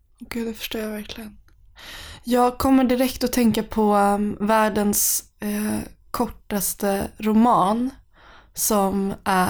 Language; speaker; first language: Swedish; native; Swedish